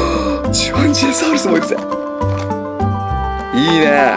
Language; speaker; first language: Japanese; native; Japanese